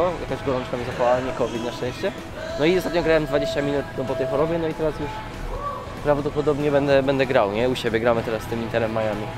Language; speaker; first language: Polish; native; Polish